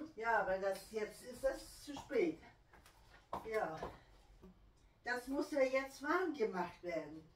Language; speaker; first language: German; native; German